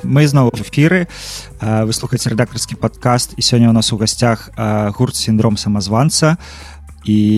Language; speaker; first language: Belarusian; native; Belarusian